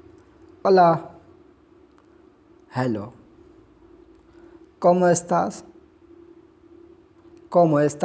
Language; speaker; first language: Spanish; non-native, learner; Urdu